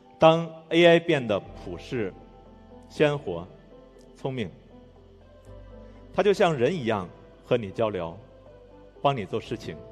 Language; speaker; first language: Chinese; native; Chinese